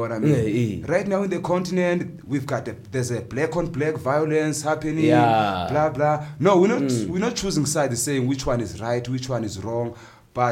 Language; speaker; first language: English; non-native, local second language; Xhosa